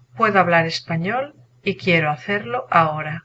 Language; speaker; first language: Spanish; non-native, learner; English